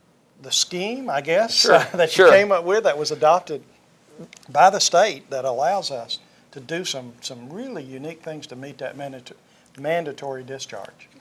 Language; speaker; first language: English; native; English